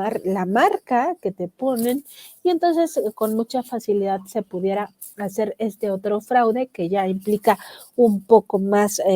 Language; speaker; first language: Spanish; native; Spanish